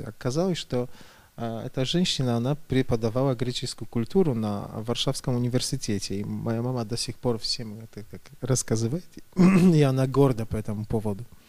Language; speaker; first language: Russian; non-native, fluent; Polish